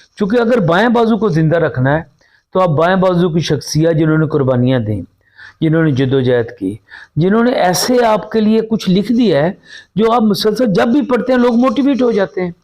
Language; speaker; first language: Urdu; non-native, local second language; Punjabi